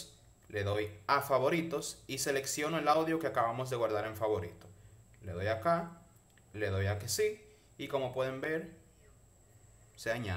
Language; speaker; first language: Spanish; native; Spanish